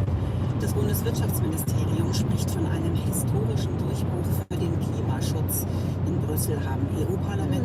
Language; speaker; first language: German; native; German